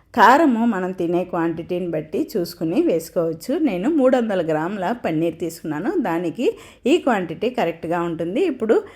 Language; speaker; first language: Telugu; non-native, local second language; Tamil